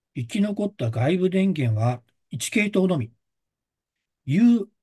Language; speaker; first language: Japanese; native; Japanese